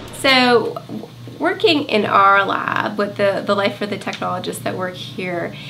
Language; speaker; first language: English; native; English